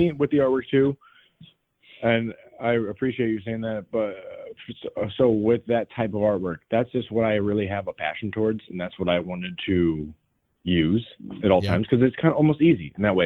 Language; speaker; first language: English; native; English